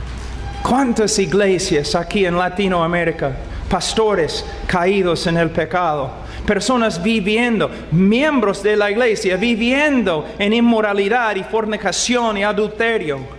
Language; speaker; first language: Spanish; non-native, fluent; English